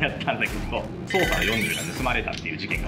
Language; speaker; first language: Japanese; native; Japanese